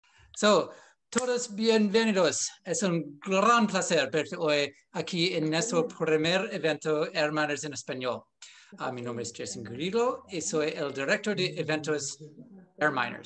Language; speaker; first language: Spanish; non-native, learner; English